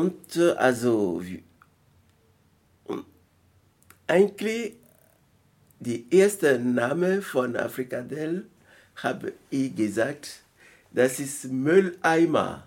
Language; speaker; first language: German; non-native, learner; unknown